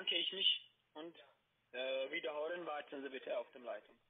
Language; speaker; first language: German; non-native, learner; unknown